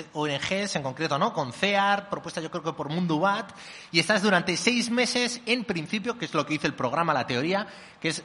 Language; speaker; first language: Spanish; native; Spanish